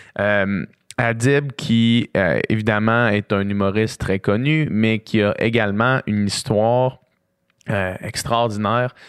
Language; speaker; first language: French; native; French